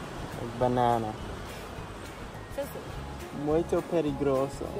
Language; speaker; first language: Portuguese; non-native, learner; English